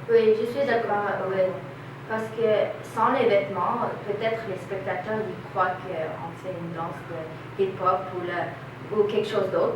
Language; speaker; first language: French; non-native, learner; English